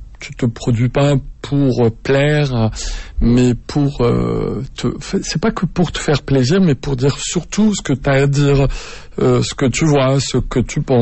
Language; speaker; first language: French; native; French